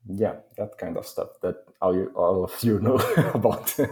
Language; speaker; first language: English; non-native, fluent; Portuguese